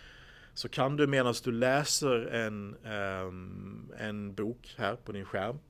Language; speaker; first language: Swedish; native; Swedish